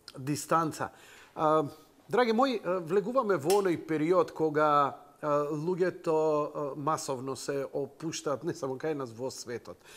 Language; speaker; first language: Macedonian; native; Macedonian